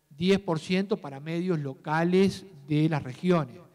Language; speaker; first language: Spanish; native; Spanish